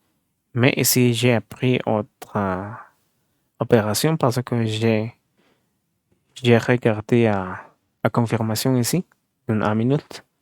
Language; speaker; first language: French; non-native, learner; Spanish